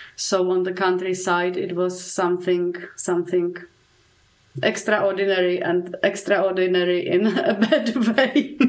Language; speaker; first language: English; non-native, fluent; Czech